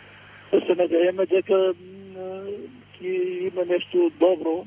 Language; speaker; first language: Bulgarian; non-native, local second language; Macedonian